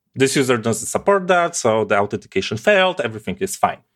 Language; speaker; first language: English; non-native, fluent; Polish